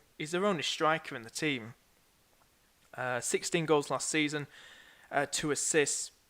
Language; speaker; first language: English; native; English